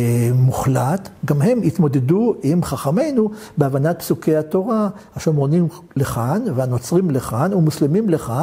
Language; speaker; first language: Hebrew; native; Hebrew